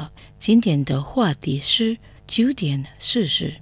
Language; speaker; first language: Chinese; non-native, learner; Indonesian